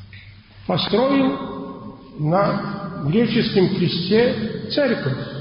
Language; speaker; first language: Russian; non-native, fluent; Polish